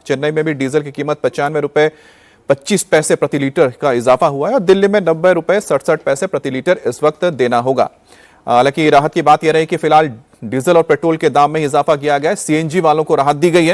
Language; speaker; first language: Hindi; native; Hindi